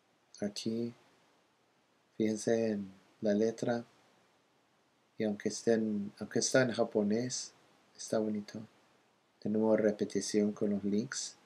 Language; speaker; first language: Spanish; non-native, fluent; English